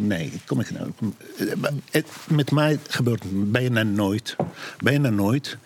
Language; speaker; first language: Dutch; non-native, learner; Arabic